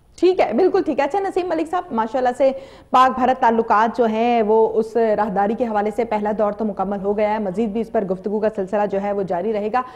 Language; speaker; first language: Urdu; native; Urdu